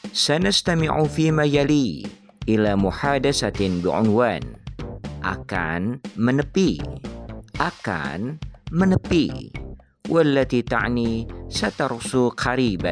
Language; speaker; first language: Arabic; non-native, fluent; Indonesian